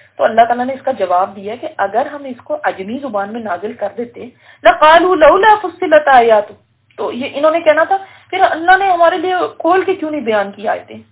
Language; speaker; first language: Urdu; native; Urdu